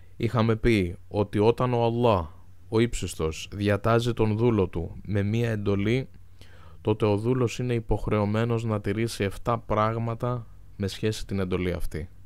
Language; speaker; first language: Greek; non-native, fluent; Arabic